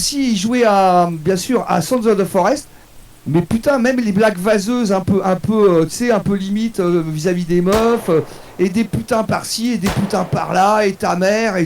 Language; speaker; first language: French; native; French